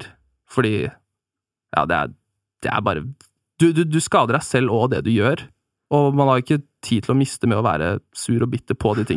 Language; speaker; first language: Norwegian; native; Norwegian